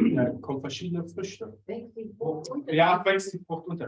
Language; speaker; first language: German; native; German